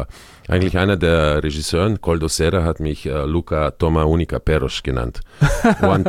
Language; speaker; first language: German; non-native, fluent; Croatian